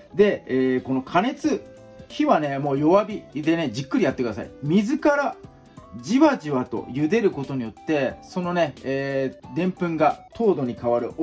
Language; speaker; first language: Japanese; native; Japanese